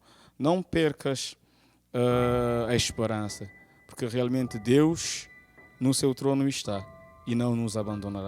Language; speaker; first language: Portuguese; native; Portuguese